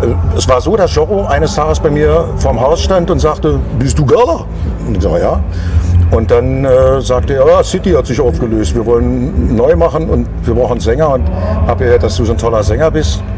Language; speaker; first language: German; native; German